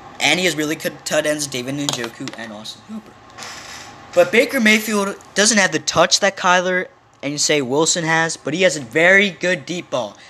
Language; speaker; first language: English; native; English